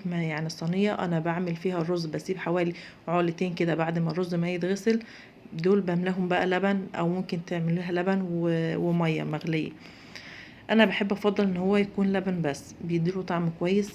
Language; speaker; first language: Arabic; native; Arabic